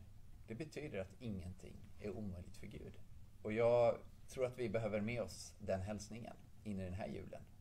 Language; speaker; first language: Swedish; native; Swedish